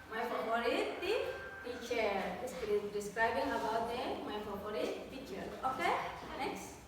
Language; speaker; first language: English; non-native, learner; Indonesian